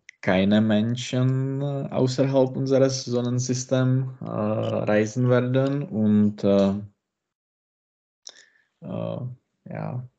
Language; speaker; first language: German; non-native, learner; Czech